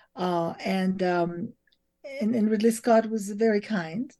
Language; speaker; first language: English; early bilingual, other home language; French